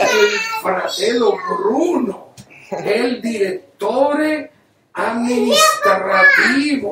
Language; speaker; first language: Italian; non-native, learner; Spanish